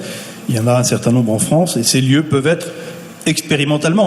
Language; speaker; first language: French; native; French